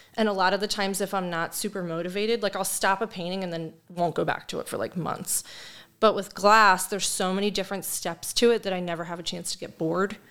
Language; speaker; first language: English; native; English